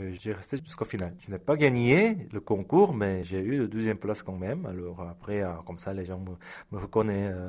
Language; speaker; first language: French; early bilingual, other home language; Korean